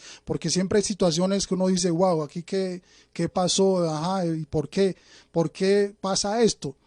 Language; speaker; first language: Spanish; native; Spanish